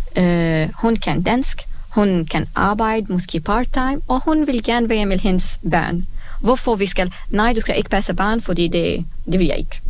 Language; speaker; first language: Danish; non-native, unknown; Arabic